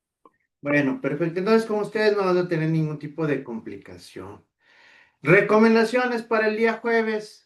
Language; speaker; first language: Spanish; native; Spanish